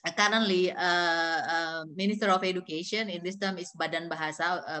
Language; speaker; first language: English; non-native, learner; Indonesian